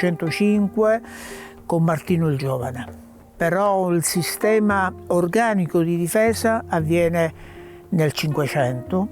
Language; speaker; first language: Italian; native; Italian